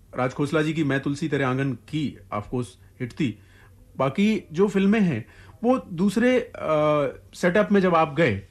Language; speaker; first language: Hindi; native; Hindi